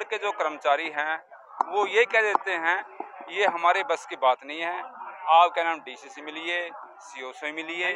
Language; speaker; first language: Hindi; native; Hindi